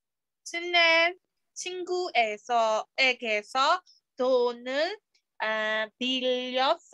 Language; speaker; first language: Korean; non-native, learner; Burmese